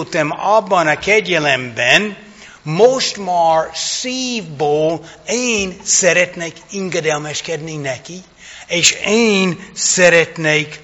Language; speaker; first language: Hungarian; non-native, fluent; English